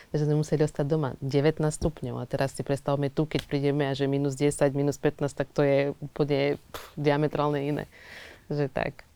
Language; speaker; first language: Slovak; early bilingual, other home language; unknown